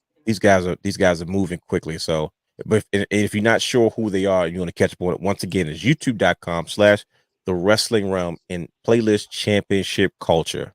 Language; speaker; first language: English; native; English